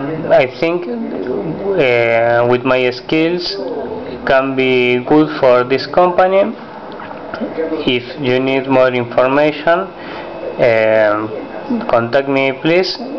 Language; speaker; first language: English; non-native, learner; Spanish